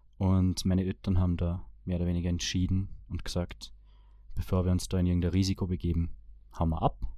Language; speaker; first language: German; early bilingual, other home language; Bosnian